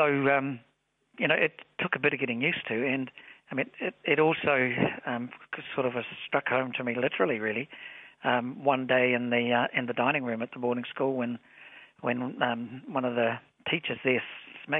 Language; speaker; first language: English; native; English